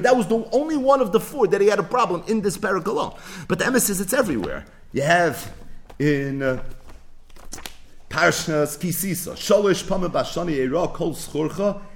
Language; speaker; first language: English; native; English